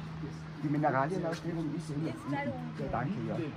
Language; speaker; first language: German; native; German